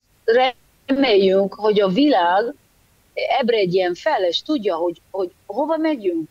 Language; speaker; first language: Hungarian; early bilingual, heritage; Hebrew